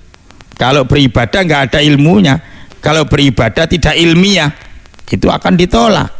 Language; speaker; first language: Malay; non-native, local second language; Javanese